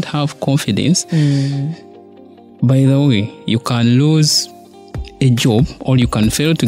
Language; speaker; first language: English; non-native, local second language; Ganda